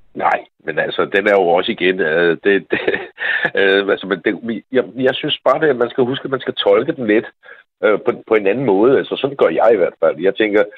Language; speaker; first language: Danish; non-native, fluent; Dutch